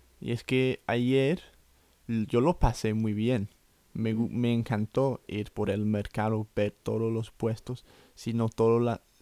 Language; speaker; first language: Spanish; non-native, fluent; English